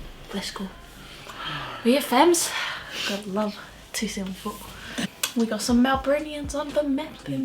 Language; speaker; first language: English; native; English